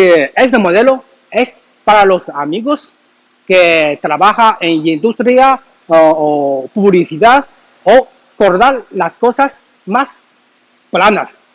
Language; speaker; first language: Spanish; non-native, learner; Chinese